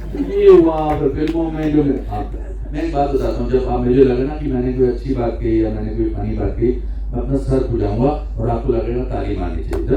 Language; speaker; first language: Hindi; native; Hindi